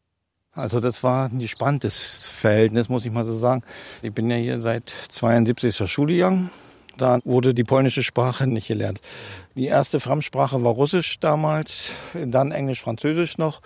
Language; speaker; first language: German; native; German